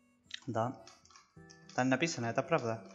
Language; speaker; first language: Russian; non-native, learner; Spanish